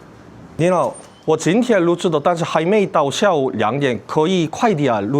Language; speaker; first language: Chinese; non-native, learner; Korean